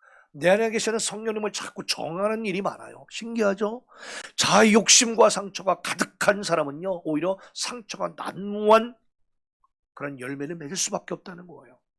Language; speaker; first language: Korean; native; Korean